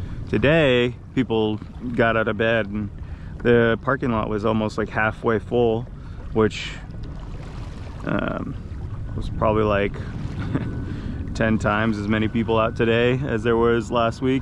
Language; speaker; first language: English; native; English